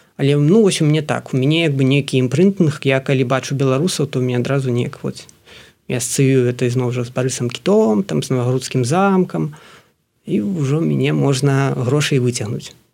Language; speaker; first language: Belarusian; non-native, local second language; Russian